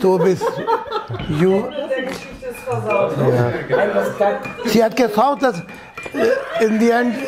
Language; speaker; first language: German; non-native, learner; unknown